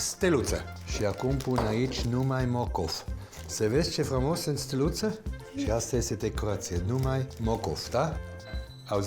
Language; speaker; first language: Romanian; non-native, learner; Swiss German